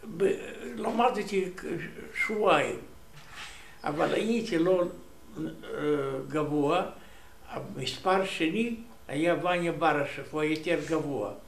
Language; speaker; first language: Hebrew; non-native, learner; Romanian